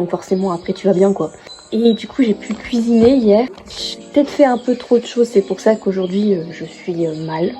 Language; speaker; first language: French; native; French